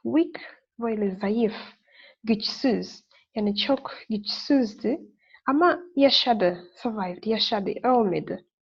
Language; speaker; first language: Turkish; non-native, learner; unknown